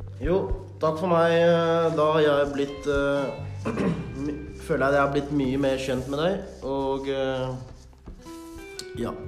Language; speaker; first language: Norwegian; early bilingual, other home language; Thai